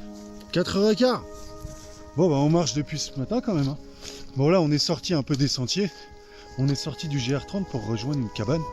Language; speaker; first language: French; native; French